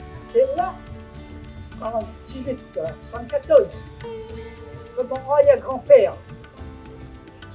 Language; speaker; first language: French; non-native, local second language; Morisyen